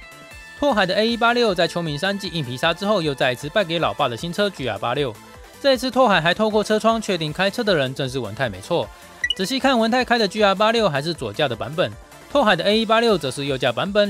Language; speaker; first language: Chinese; native; Chinese